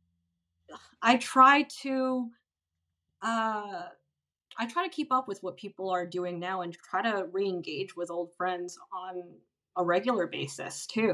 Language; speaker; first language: English; native; English